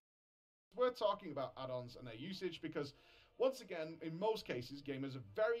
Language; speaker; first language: English; native; English